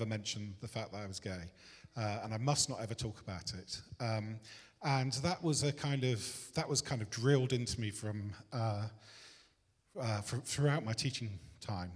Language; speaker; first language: English; native; English